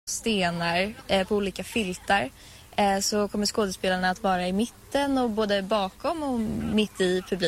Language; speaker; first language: Swedish; native; Swedish